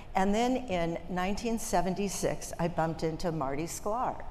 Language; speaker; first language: English; native; English